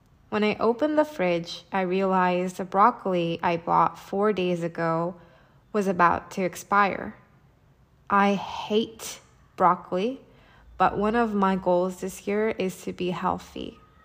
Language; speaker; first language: English; early bilingual, other home language; Japanese